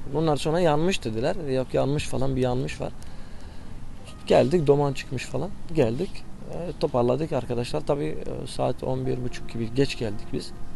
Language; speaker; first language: Turkish; non-native, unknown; Arabic